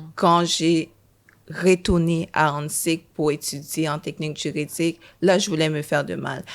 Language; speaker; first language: French; early bilingual, other home language; Haitian Creole